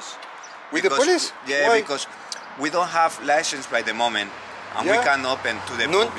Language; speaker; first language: English; non-native, learner; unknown